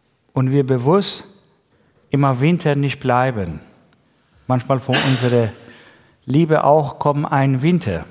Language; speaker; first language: German; non-native, learner; Persian